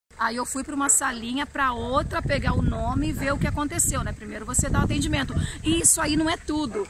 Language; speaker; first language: Portuguese; native; Portuguese